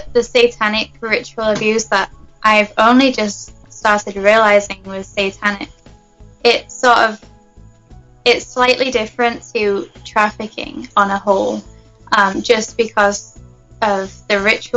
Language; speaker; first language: English; native; English